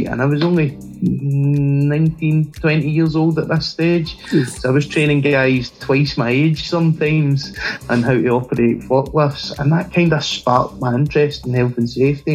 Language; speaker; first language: English; native; English